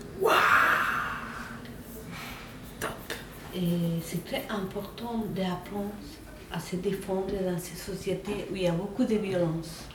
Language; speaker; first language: French; non-native, fluent; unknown